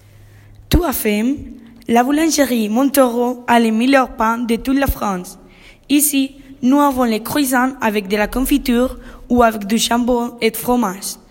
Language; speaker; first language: French; non-native, learner; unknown